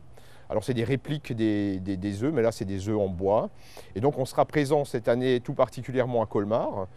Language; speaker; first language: French; native; French